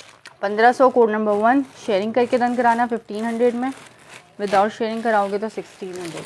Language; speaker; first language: Urdu; native; Urdu